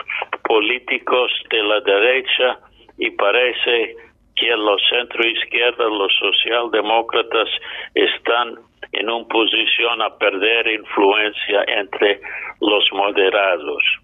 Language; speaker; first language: Spanish; non-native, fluent; English